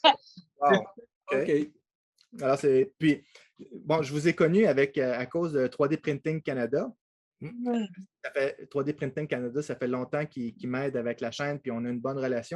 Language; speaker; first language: French; native; French